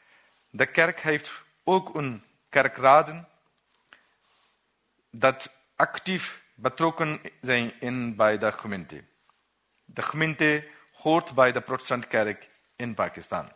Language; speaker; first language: Dutch; non-native, learner; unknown